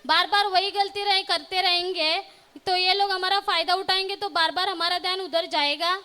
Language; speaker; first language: Hindi; non-native, local second language; Marathi